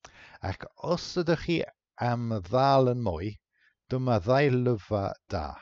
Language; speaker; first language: Welsh; non-native, fluent; English